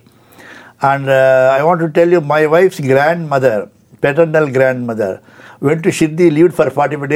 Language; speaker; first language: English; non-native, local second language; Telugu